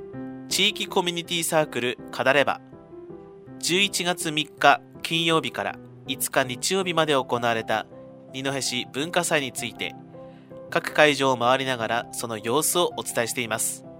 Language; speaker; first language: Japanese; native; Japanese